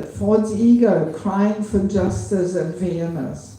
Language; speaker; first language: English; non-native, fluent; German